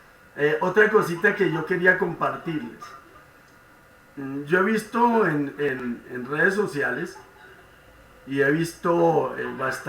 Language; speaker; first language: Spanish; native; Spanish